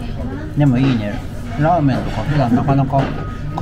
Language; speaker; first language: Japanese; native; Japanese